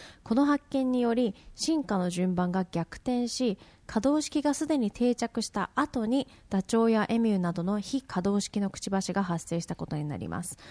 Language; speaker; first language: Japanese; native; Japanese